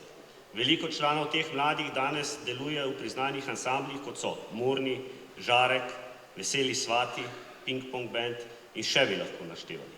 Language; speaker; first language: Slovenian; native; Slovenian